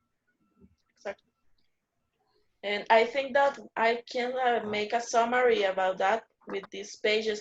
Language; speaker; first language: English; non-native, learner; Spanish